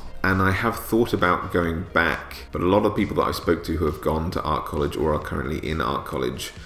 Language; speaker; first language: English; native; English